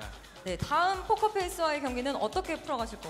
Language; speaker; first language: Korean; native; Korean